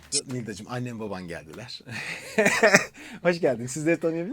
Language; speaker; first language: Turkish; native; Turkish